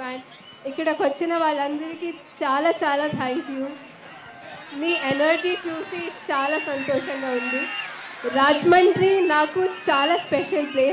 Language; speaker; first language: Telugu; non-native, fluent; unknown